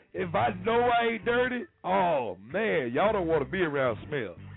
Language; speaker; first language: English; native; English